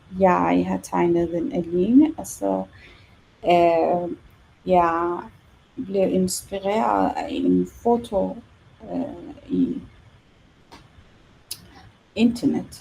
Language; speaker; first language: Danish; non-native, learner; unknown